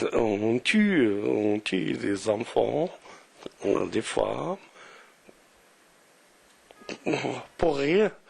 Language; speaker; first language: French; non-native, local second language; Arabic